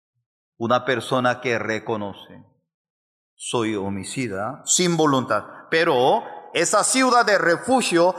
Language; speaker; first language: Spanish; non-native, fluent; Korean